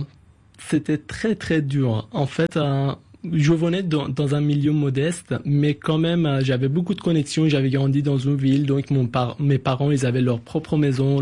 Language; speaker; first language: French; non-native, fluent; Persian